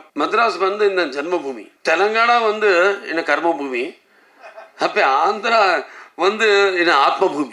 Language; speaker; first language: Tamil; non-native, local second language; Telugu